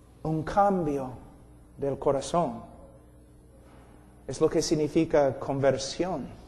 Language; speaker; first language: Spanish; non-native, fluent; English